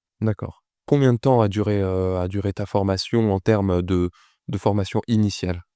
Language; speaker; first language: French; native; French